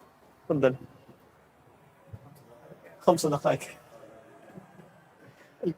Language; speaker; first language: Arabic; non-native, fluent; Indonesian